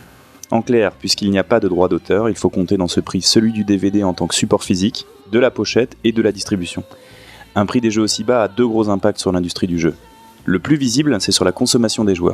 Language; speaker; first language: French; native; French